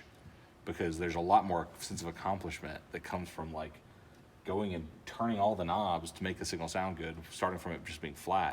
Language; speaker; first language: English; native; English